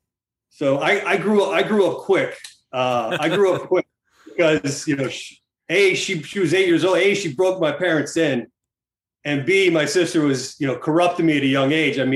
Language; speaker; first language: English; native; English